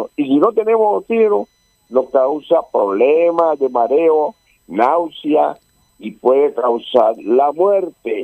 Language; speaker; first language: Spanish; native; Spanish